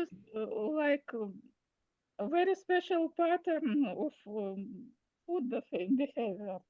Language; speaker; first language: English; non-native, fluent; Russian